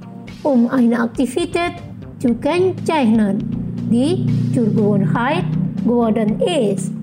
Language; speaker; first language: German; non-native, fluent; Indonesian